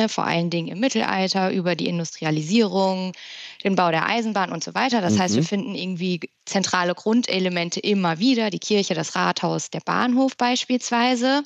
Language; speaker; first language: German; native; German